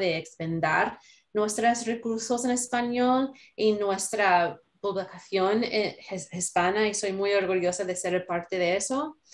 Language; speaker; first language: Spanish; non-native, learner; English